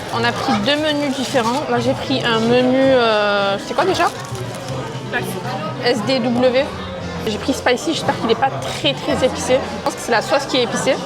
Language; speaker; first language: French; native; French